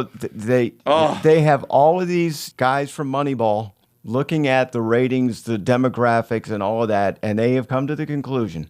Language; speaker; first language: English; native; English